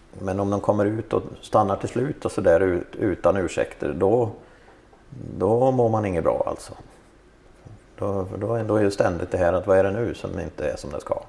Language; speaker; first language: Swedish; native; Swedish